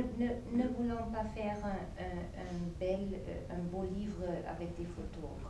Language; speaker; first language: French; non-native, fluent; German